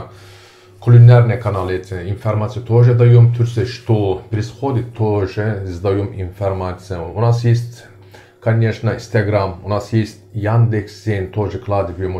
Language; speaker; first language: Russian; non-native, learner; Turkish